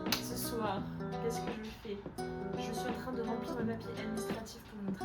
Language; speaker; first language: French; native; French